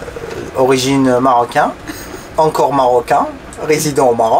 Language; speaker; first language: French; non-native, local second language; Arabic